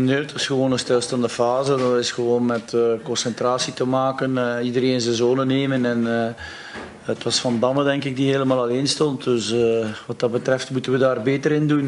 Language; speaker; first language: Dutch; native; Dutch